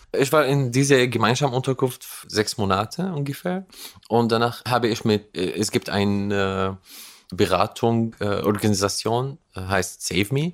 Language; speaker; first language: German; non-native, learner; Arabic